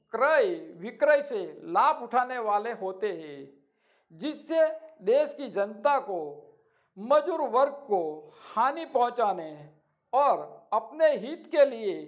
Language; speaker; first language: Hindi; non-native, local second language; Gujarati